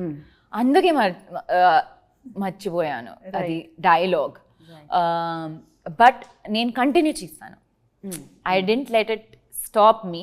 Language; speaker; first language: Telugu; non-native, learner; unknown